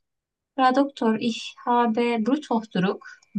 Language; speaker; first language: German; non-native, learner; Turkish